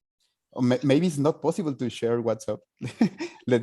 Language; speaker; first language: English; non-native, fluent; Spanish